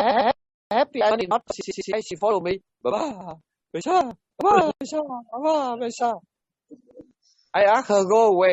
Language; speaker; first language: English; non-native, learner; Vietnamese